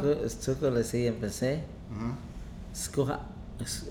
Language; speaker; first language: Spanish; non-native, learner; English